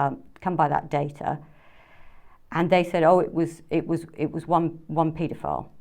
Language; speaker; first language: English; native; English